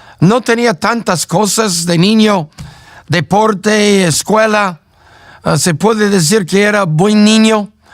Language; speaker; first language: Spanish; non-native, fluent; English